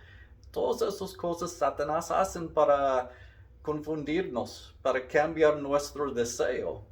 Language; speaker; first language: Spanish; non-native, learner; English